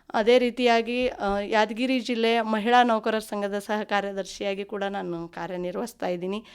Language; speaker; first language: Kannada; non-native, local second language; Lambadi